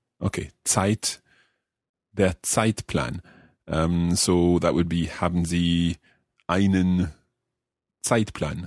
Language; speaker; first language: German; non-native, learner; English